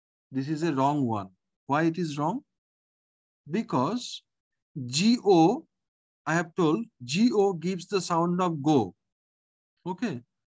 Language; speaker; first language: English; non-native, local second language; Bangla